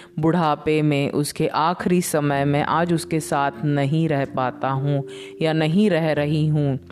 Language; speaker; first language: Hindi; non-native, local second language; Marathi